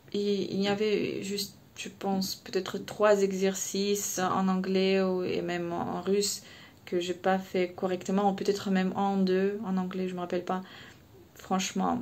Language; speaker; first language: French; non-native, fluent; Russian